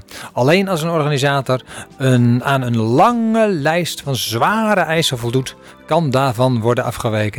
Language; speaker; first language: Dutch; native; Dutch